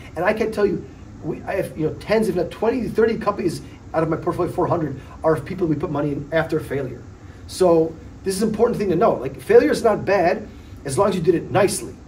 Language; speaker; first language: English; early bilingual, other home language; Polish